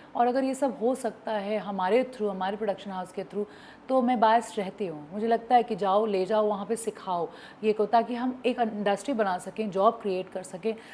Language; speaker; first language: Hindi; native; Hindi